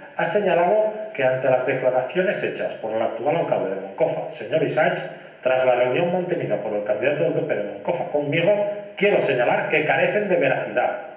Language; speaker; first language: Spanish; non-native, local second language; Catalan